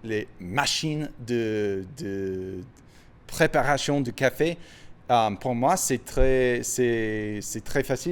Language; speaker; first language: French; non-native, fluent; English